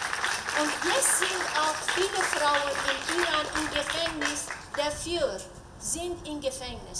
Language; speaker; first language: German; non-native, learner; Persian